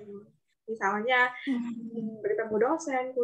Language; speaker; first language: Indonesian; native; Indonesian